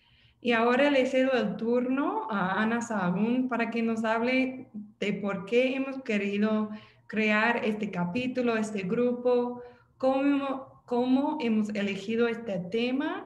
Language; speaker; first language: Spanish; non-native, fluent; English